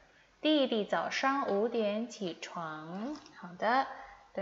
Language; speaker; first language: Chinese; non-native, fluent; Indonesian